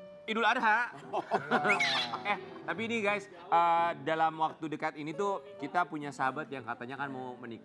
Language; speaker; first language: Indonesian; native; Indonesian